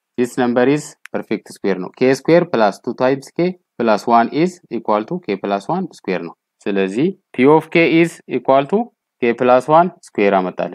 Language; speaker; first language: English; non-native, local second language; Amharic